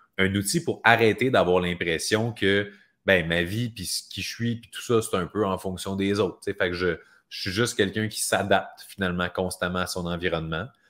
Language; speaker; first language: French; native; French